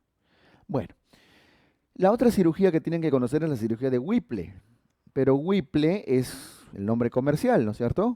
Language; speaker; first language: Spanish; native; Spanish